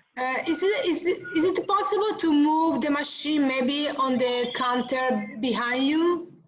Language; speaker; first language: English; non-native, learner; Italian